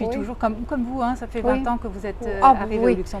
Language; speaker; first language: French; native; French